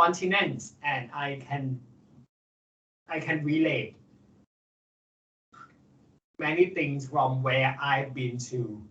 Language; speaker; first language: English; non-native, local second language; Thai